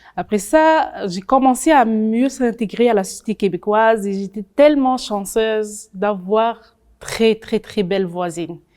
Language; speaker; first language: French; non-native, local second language; Arabic